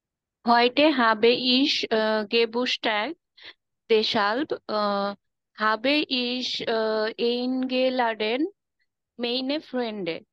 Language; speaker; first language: German; non-native, learner; Bangla